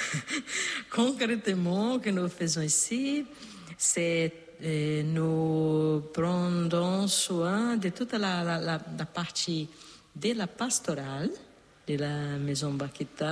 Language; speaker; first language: French; non-native, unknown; Portuguese